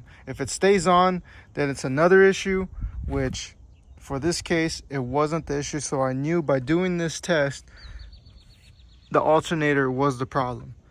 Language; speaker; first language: English; native; English